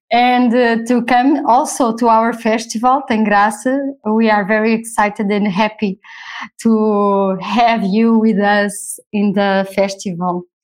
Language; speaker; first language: English; non-native, fluent; Portuguese